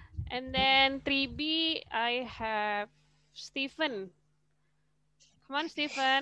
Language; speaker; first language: English; non-native, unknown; Indonesian